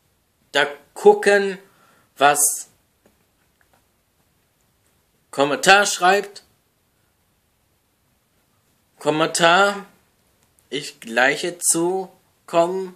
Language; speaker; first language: German; non-native, learner; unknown